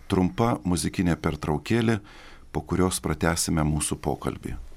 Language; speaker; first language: Lithuanian; native; Lithuanian